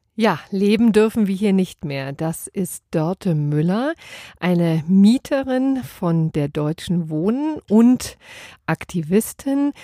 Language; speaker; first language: German; native; German